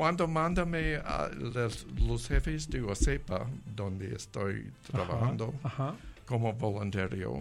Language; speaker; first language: Spanish; non-native, learner; English